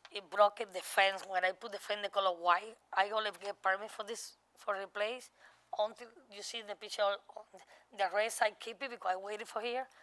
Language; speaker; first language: English; non-native, learner; Spanish